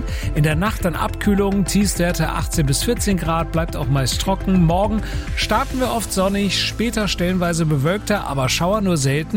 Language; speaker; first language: German; native; German